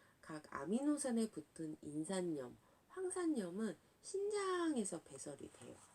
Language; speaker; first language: Korean; native; Korean